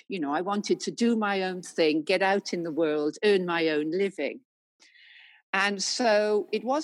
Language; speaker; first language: English; native; English